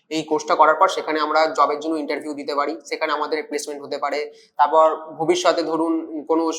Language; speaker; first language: Bangla; native; Bangla